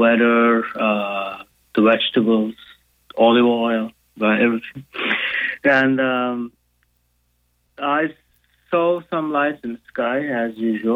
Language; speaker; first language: English; non-native, fluent; Turkish